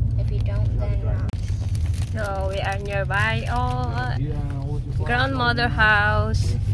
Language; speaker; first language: English; non-native, local second language; Filipino